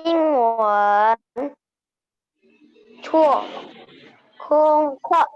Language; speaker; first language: Chinese; non-native, learner; Indonesian